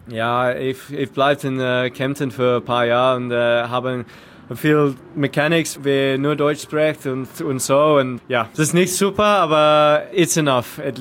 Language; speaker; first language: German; non-native, learner; English